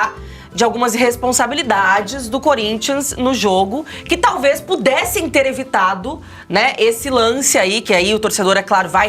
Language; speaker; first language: Portuguese; native; Portuguese